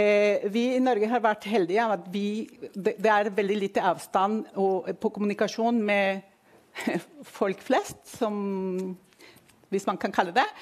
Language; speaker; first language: Norwegian; non-native, fluent; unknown